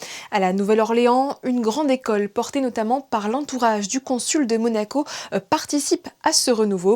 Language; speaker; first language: French; native; French